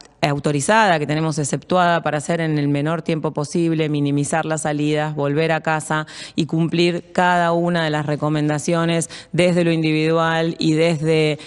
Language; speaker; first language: Spanish; native; Spanish